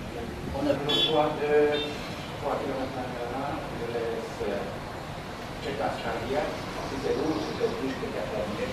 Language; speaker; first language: French; non-native, learner; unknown